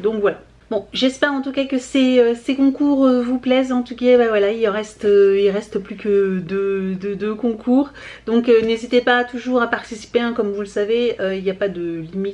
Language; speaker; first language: French; native; French